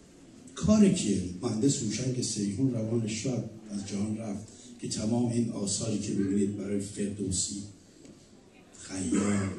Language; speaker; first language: Persian; native; Persian